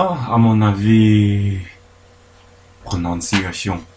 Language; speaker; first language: French; non-native, learner; English